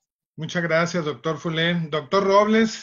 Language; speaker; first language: Spanish; native; Spanish